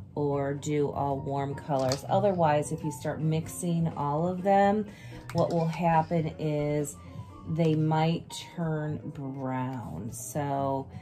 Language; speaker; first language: English; native; English